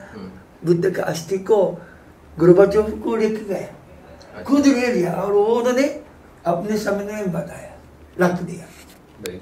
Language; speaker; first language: Hindi; non-native, fluent; Japanese